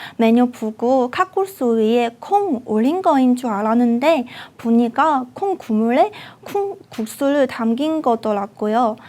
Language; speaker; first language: Korean; non-native, fluent; Chinese